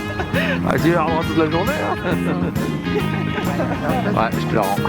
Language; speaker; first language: French; native; French